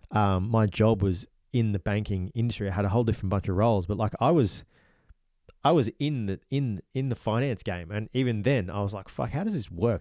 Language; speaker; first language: English; native; English